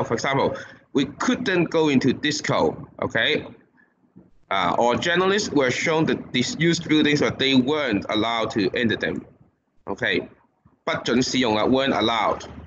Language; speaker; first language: English; non-native, local second language; Cantonese